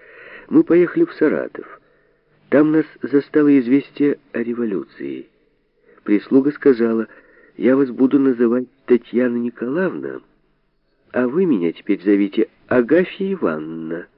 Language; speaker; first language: Russian; native; Russian